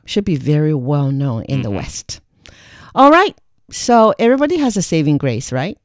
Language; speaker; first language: English; non-native, fluent; Chinese